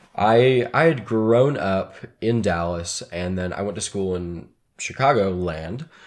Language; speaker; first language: English; native; English